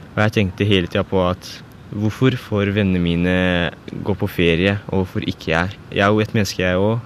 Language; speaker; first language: Norwegian; early bilingual, other home language; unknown